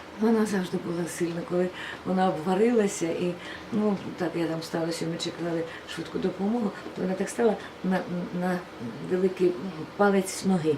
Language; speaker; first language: Ukrainian; non-native, local second language; Russian